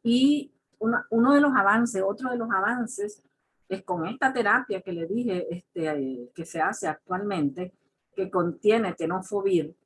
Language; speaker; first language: Spanish; native; Spanish